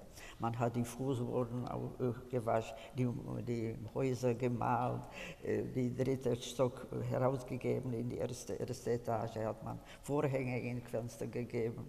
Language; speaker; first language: German; non-native, fluent; Czech